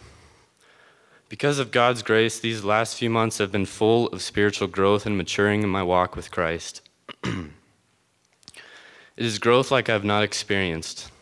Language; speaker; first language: English; native; English